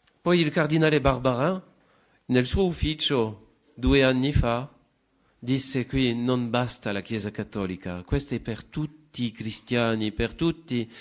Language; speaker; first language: Italian; non-native, fluent; French